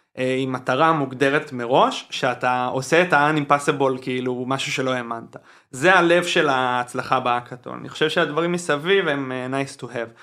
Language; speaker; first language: Hebrew; native; Hebrew